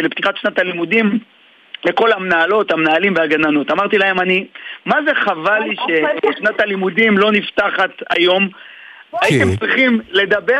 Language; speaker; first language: Hebrew; native; Hebrew